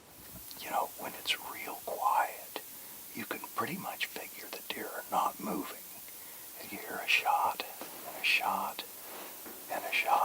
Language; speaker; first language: English; native; English